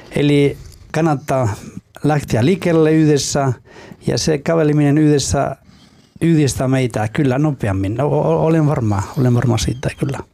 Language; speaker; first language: Finnish; non-native, fluent; Spanish